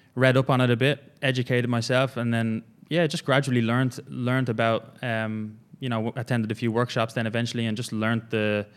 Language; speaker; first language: English; native; English